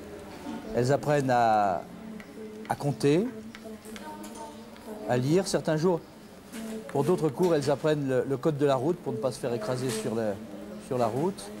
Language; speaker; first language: French; native; French